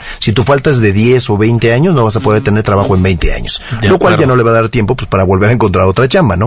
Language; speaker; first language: Spanish; native; Spanish